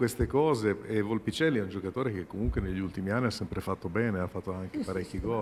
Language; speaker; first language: Italian; native; Italian